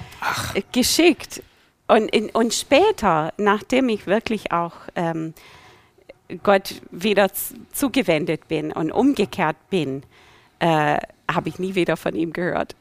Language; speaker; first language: German; non-native, fluent; English